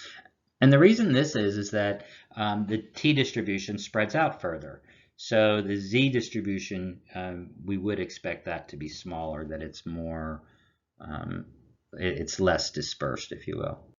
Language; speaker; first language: English; native; English